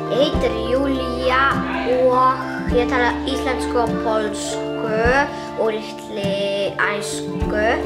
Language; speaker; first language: Icelandic; non-native, local second language; Polish